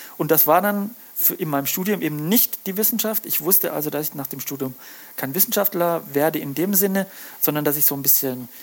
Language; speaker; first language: German; native; German